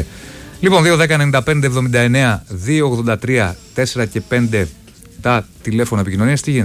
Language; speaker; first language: Greek; native; Greek